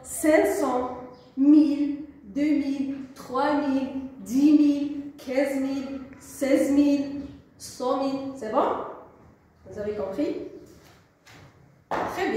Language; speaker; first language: French; non-native, local second language; Arabic